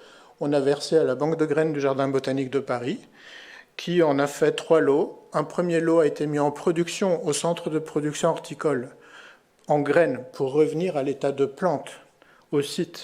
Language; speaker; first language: French; native; French